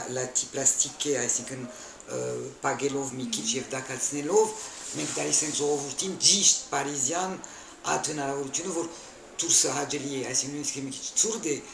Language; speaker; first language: Armenian; early bilingual, heritage; Armenian